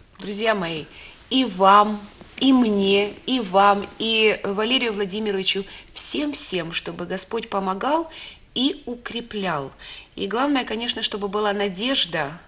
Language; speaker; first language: Russian; native; Russian